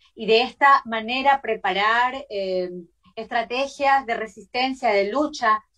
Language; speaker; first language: Spanish; native; Spanish